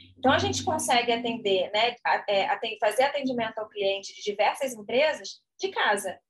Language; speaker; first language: Portuguese; native; Portuguese